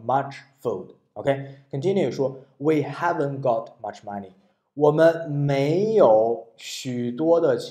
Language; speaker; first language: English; non-native, fluent; Chinese